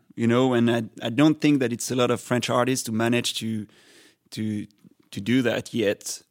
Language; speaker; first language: English; non-native, fluent; French